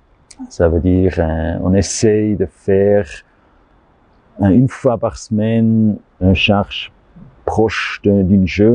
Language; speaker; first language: French; non-native, learner; German